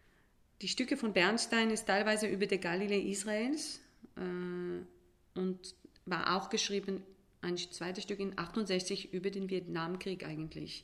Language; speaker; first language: German; non-native, fluent; Hebrew